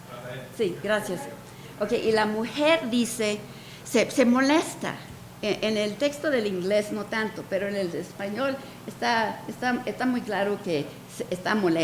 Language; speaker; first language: Spanish; early bilingual, heritage; Spanish